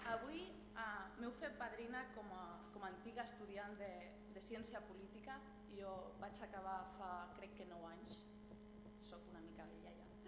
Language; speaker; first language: Catalan; non-native, local second language; Spanish